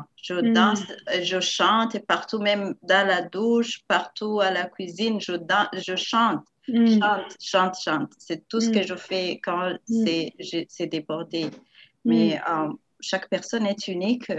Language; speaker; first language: French; non-native, local second language; Rundi